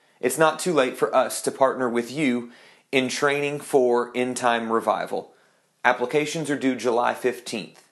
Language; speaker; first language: English; native; English